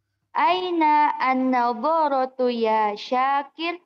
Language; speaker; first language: Arabic; non-native, fluent; Indonesian